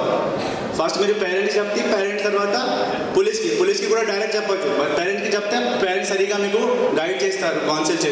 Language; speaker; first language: Telugu; non-native, fluent; Hindi